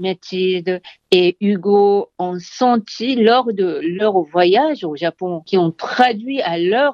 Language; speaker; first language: French; non-native, fluent; Japanese